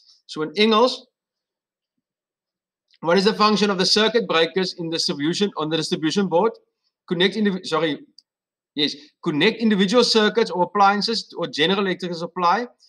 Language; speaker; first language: English; non-native, local second language; Afrikaans